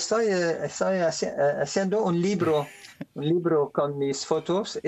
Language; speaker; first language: Spanish; non-native, learner; French